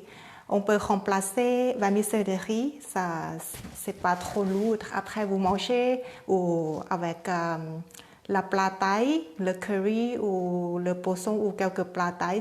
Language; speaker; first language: French; non-native, learner; Thai